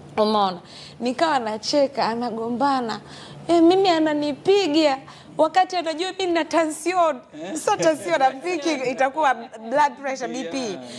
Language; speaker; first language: Swahili; native; Swahili